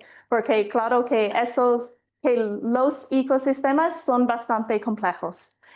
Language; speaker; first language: Spanish; non-native, fluent; English